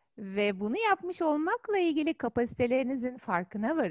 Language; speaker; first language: Turkish; native; Turkish